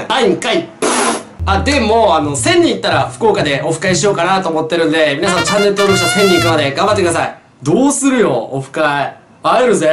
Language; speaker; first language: Japanese; native; Japanese